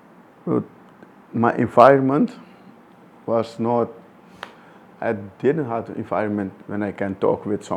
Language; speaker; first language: English; non-native, fluent; Dutch